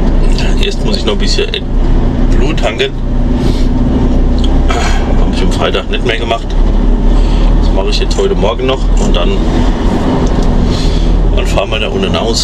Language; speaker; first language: German; native; German